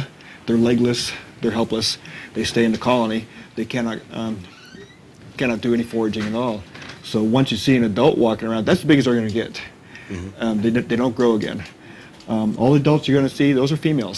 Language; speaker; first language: English; native; English